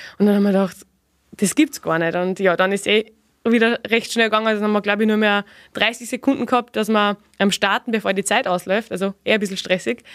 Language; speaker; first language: German; native; German